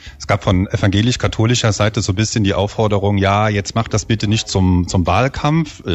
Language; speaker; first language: German; native; German